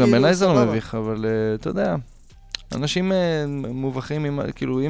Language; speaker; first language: Hebrew; native; Hebrew